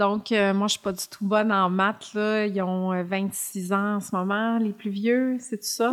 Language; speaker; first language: French; native; French